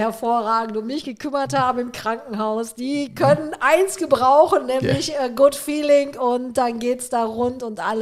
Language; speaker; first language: German; native; German